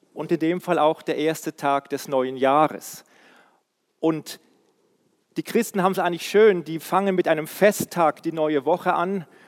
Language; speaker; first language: German; native; German